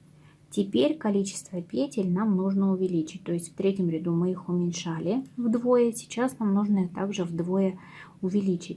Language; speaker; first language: Russian; native; Russian